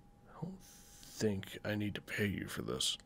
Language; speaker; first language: English; native; English